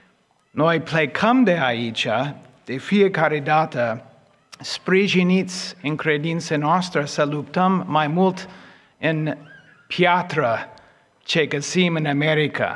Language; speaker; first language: Romanian; non-native, fluent; English